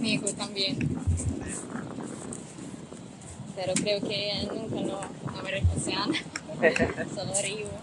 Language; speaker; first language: Spanish; non-native, learner; Russian